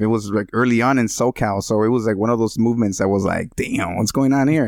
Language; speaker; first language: English; early bilingual, other home language; Spanish